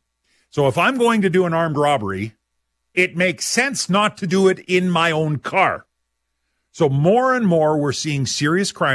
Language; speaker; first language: English; native; English